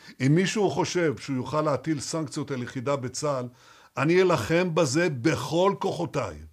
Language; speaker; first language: Hebrew; native; Hebrew